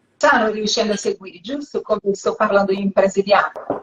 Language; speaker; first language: Italian; non-native, fluent; Portuguese